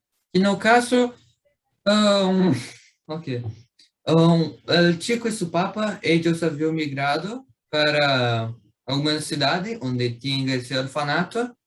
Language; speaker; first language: Spanish; non-native, learner; Portuguese